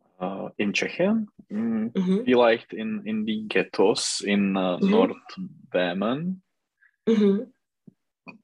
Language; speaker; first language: German; non-native, learner; Czech